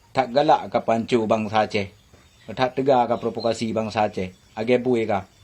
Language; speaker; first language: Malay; non-native, local second language; Achinese